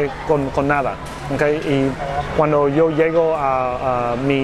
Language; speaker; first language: Spanish; non-native, learner; English